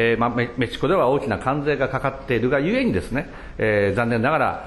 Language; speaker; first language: Japanese; native; Japanese